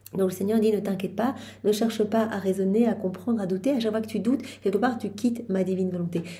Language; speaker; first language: French; native; French